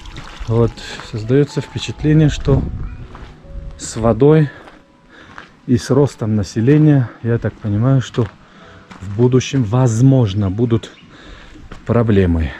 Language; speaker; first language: Russian; non-native, local second language; Tajik